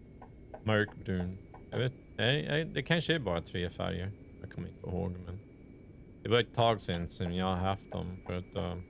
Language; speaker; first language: Swedish; non-native, fluent; English